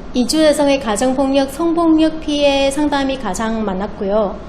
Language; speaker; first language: Korean; non-native, fluent; Vietnamese